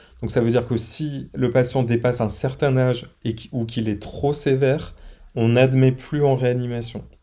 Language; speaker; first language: French; native; French